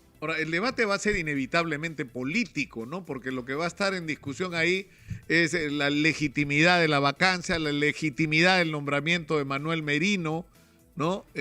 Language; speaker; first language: Spanish; native; Spanish